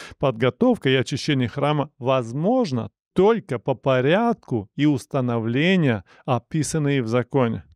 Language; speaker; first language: Russian; non-native, local second language; Romanian